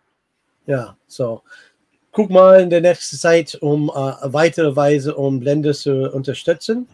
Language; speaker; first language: German; non-native, fluent; English